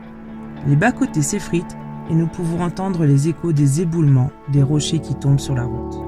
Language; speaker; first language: French; native; French